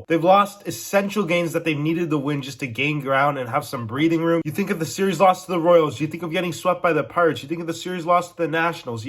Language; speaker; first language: English; native; English